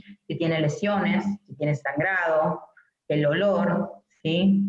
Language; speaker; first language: Spanish; native; Spanish